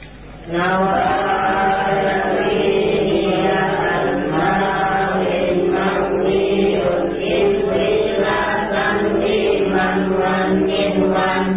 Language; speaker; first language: Arabic; non-native, learner; Indonesian